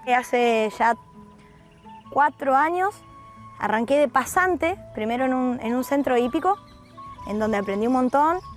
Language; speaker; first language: Spanish; native; Spanish